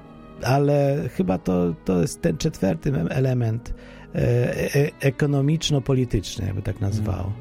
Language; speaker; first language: Polish; non-native, fluent; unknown